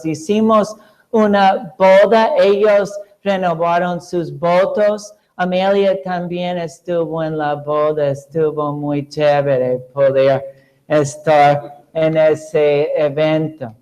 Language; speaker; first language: Spanish; non-native, fluent; English